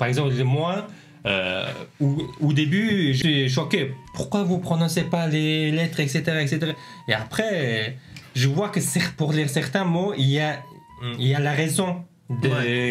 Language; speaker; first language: French; non-native, learner; Mongolian